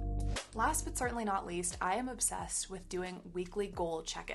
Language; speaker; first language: English; native; English